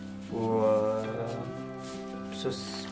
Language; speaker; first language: French; non-native, learner; Korean